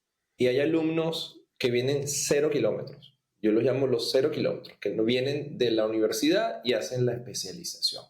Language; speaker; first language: Spanish; native; Spanish